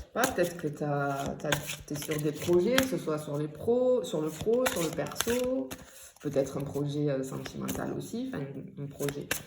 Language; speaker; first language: French; native; French